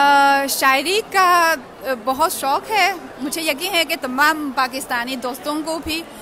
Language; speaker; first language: Hindi; non-native, fluent; Chinese